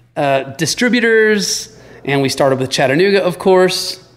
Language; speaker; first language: English; native; English